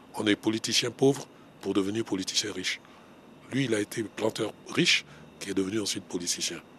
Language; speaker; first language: French; non-native, local second language; Baoulé